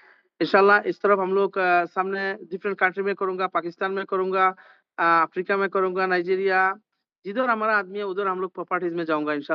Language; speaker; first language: Hindi; non-native, learner; Bangla